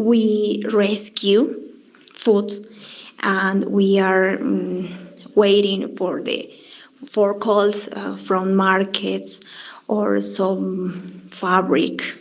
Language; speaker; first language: English; non-native, learner; Spanish